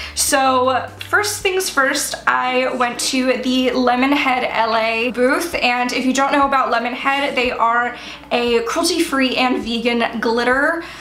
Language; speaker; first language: English; native; English